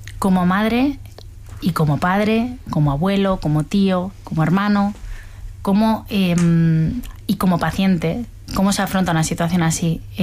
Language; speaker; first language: Spanish; native; Spanish